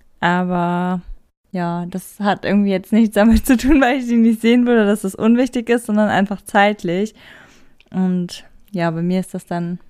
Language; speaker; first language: German; native; German